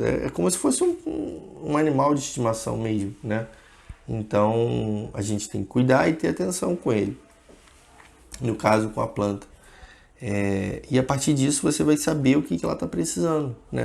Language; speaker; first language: Portuguese; native; Portuguese